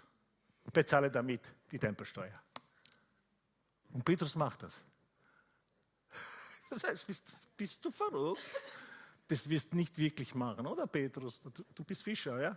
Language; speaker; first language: German; non-native, fluent; Italian